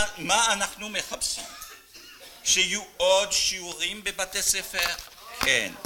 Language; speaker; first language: Hebrew; non-native, fluent; French